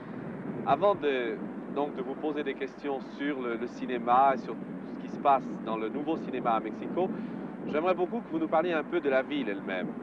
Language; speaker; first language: French; native; French